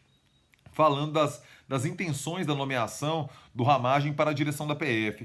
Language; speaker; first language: Portuguese; native; Portuguese